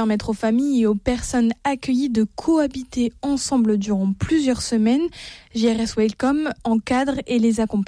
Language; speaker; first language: French; native; French